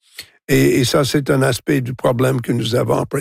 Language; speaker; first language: French; non-native, local second language; English